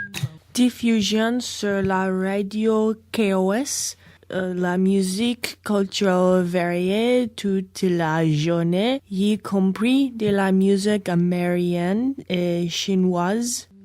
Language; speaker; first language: French; non-native, learner; English